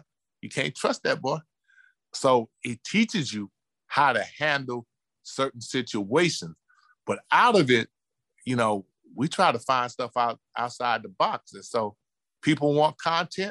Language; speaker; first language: English; native; English